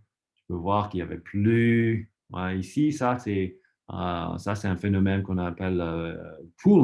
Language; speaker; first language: French; non-native, fluent; English